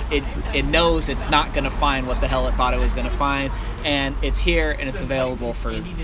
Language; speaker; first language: English; native; English